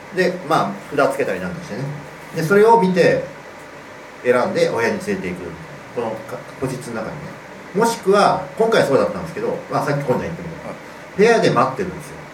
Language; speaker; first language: Japanese; native; Japanese